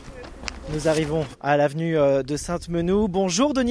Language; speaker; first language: French; native; French